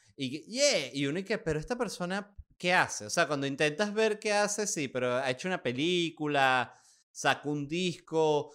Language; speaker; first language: Spanish; native; Spanish